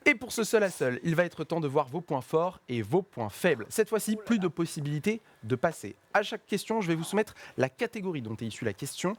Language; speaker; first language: French; native; French